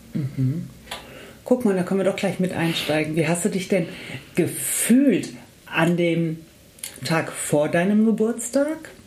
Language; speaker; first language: German; native; German